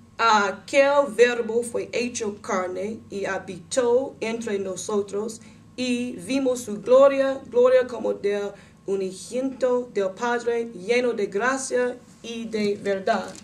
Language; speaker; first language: Spanish; non-native, learner; English